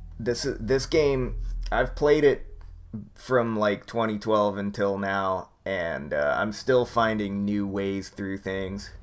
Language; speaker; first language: English; native; English